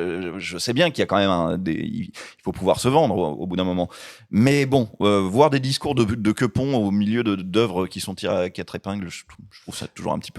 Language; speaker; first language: French; native; French